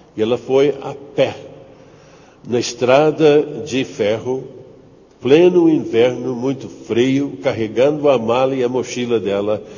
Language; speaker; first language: Portuguese; non-native, fluent; English